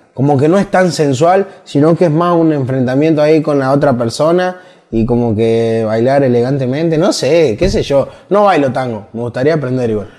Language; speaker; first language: Spanish; native; Spanish